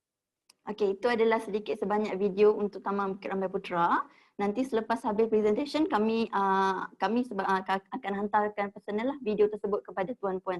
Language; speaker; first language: Malay; native; Malay